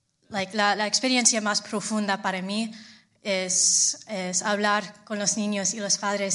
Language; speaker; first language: Spanish; non-native, fluent; English